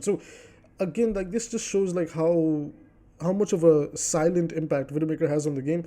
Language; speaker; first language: English; native; English